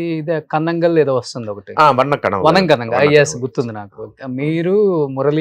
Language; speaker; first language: Telugu; native; Telugu